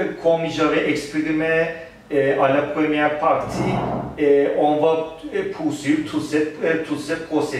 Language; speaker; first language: French; non-native, learner; Turkish